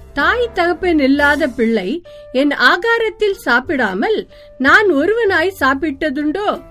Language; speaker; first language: Tamil; native; Tamil